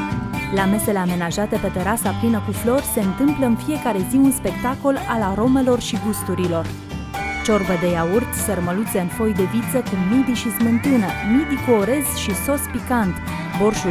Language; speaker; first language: Romanian; native; Romanian